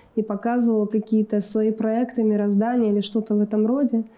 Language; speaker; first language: Russian; native; Russian